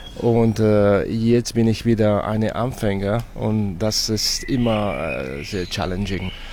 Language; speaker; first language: German; non-native, fluent; Spanish